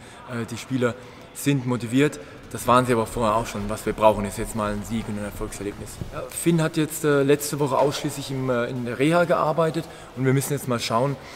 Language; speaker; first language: German; native; German